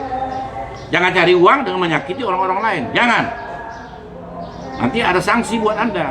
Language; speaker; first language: Indonesian; native; Indonesian